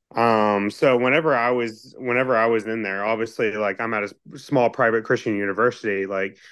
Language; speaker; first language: English; native; English